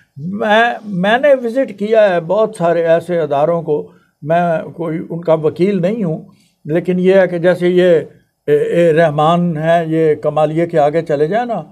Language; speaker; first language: Urdu; non-native, local second language; Punjabi